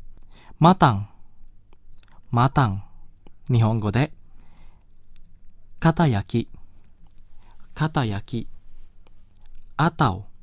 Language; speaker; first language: Japanese; non-native, fluent; Indonesian